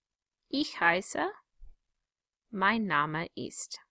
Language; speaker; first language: German; non-native, fluent; English